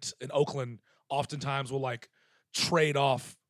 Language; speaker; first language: English; native; English